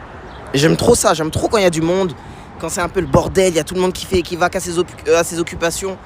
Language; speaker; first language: French; native; French